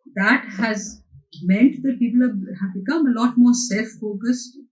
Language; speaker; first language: English; non-native, local second language; Hindi